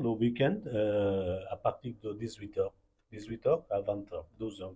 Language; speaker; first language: French; non-native, fluent; Bangla